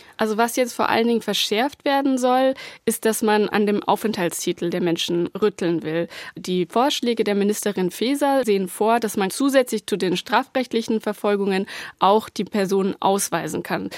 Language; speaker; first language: German; native; German